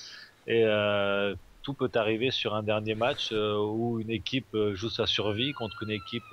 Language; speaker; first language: French; native; French